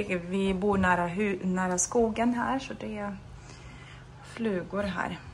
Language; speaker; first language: Swedish; non-native, fluent; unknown